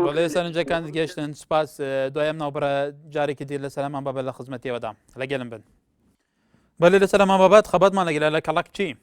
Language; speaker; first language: Central Kurdish; non-native, local second language; Kurdish